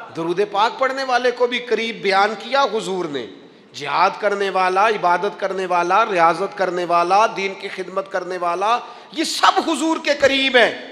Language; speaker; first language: Urdu; non-native, local second language; Punjabi